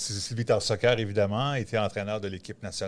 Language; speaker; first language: French; native; French